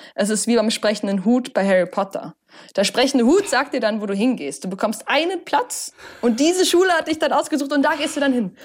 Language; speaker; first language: German; native; German